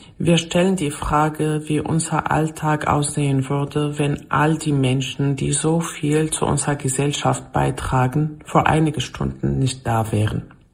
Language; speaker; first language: German; non-native, fluent; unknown